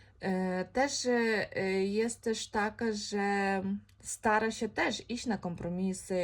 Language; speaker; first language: Polish; non-native, fluent; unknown